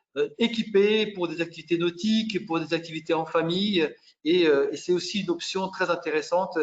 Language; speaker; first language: French; native; French